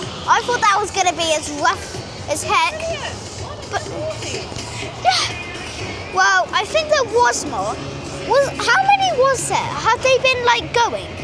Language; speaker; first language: English; native; English